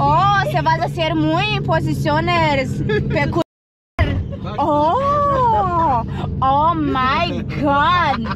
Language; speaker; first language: Spanish; non-native, learner; Portuguese